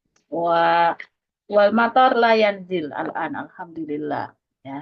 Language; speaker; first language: Arabic; non-native, fluent; Indonesian